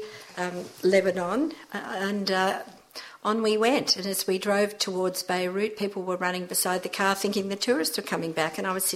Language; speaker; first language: English; native; English